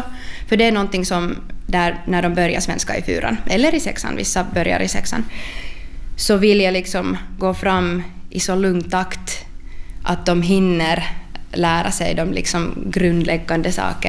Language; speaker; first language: Swedish; non-native, local second language; Finnish